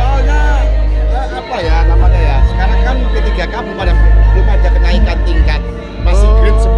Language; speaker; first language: Indonesian; native; Indonesian